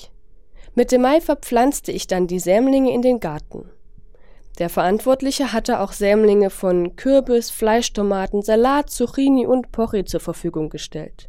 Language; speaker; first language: German; non-native, fluent; Chinese